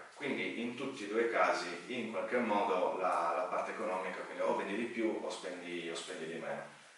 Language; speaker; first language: Italian; native; Italian